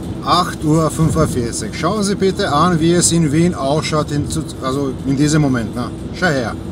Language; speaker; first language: German; non-native, fluent; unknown